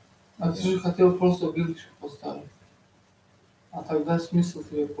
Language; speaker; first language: Russian; non-native, fluent; Tajik